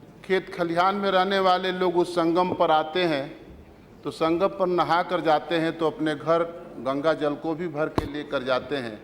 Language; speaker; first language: Hindi; native; Hindi